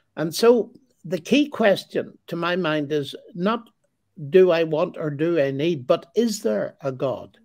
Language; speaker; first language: English; native; English